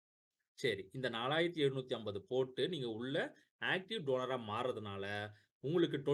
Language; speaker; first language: Tamil; native; Tamil